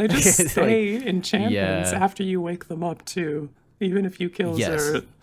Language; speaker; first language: English; native; English